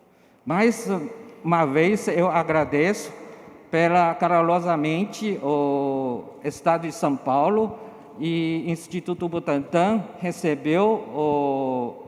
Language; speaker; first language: Portuguese; non-native, learner; Chinese